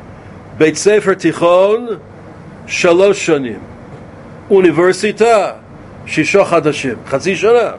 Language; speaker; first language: Hebrew; non-native, fluent; English